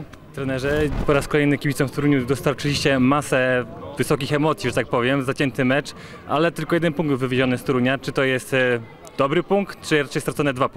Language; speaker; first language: Polish; native; Polish